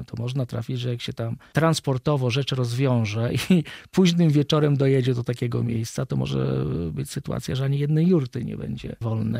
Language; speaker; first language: Polish; native; Polish